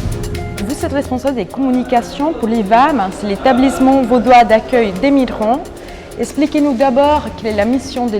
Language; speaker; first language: French; native; French